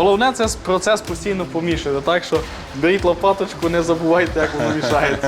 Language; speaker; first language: Ukrainian; native; Ukrainian